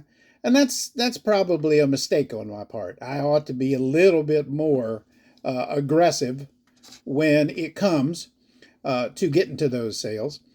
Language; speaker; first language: English; native; English